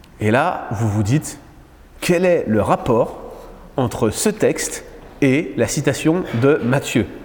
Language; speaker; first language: French; native; French